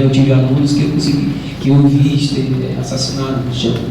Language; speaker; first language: Portuguese; native; Portuguese